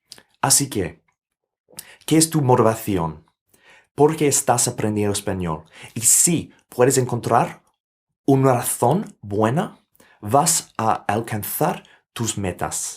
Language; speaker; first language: Spanish; non-native, fluent; English